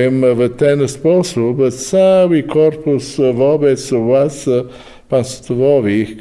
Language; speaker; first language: Polish; non-native, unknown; Italian